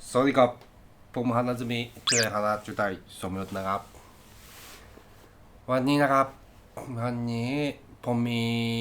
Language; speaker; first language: Thai; non-native, learner; Japanese